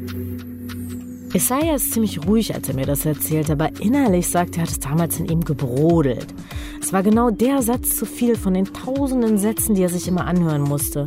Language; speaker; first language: German; native; German